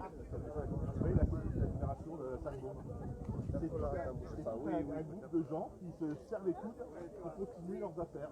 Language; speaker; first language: French; native; French